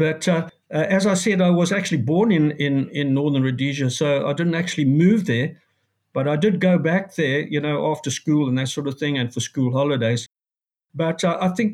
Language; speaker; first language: English; native; English